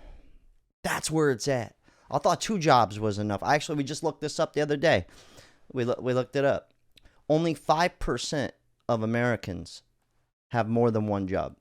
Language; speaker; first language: English; native; English